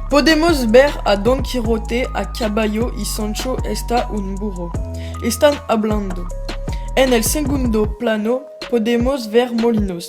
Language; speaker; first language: Spanish; non-native, learner; French